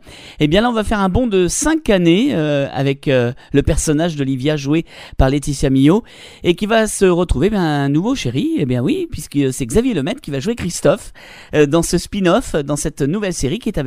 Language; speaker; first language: French; native; French